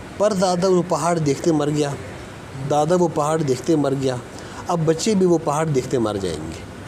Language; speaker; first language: Urdu; non-native, local second language; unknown